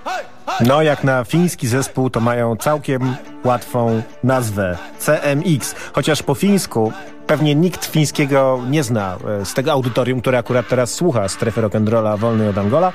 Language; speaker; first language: Polish; native; Polish